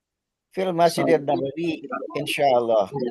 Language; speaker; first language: Arabic; non-native, learner; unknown